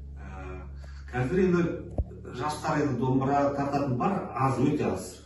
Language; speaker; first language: Kazakh; native; Kazakh